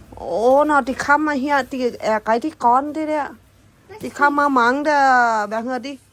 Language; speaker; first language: Danish; non-native, learner; Thai